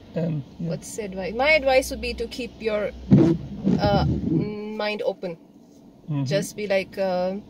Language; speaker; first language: English; non-native, local second language; Urdu